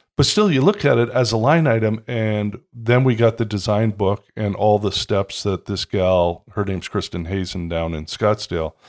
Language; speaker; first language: English; native; English